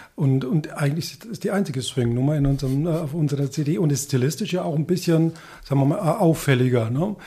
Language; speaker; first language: German; native; German